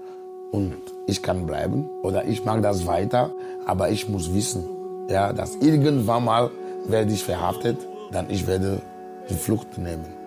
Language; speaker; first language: German; non-native, fluent; Ewe